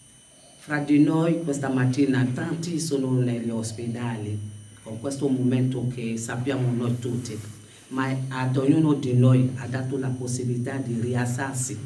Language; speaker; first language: Italian; non-native, fluent; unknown